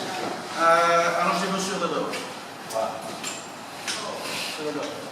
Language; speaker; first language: French; non-native, learner; Vietnamese